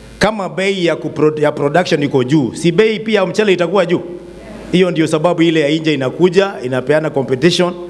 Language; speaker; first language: Swahili; non-native, local second language; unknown